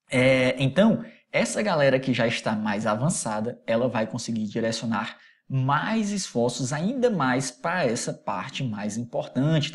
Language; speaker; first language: Portuguese; native; Portuguese